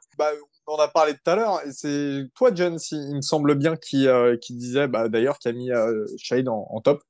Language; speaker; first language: French; native; French